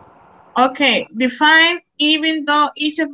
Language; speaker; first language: English; non-native, learner; Spanish